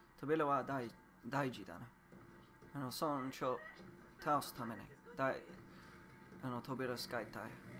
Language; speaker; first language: Japanese; non-native, learner; English